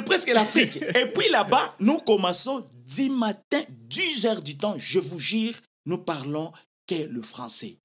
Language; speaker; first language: French; non-native, local second language; Lingala